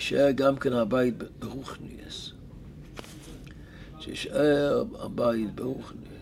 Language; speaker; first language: Hebrew; non-native, local second language; Yiddish